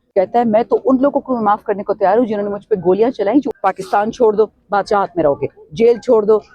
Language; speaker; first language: Urdu; non-native, local second language; Pashto